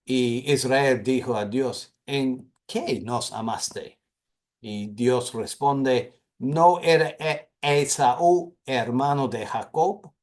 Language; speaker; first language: Spanish; non-native, fluent; English